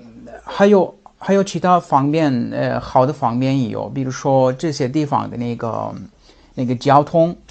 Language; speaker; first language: Chinese; non-native, fluent; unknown